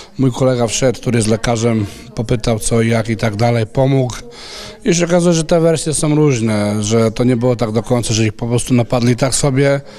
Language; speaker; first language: Polish; non-native, fluent; Serbian